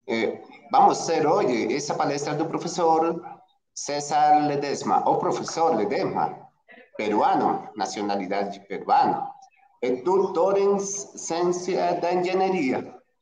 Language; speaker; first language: Spanish; non-native, learner; Portuguese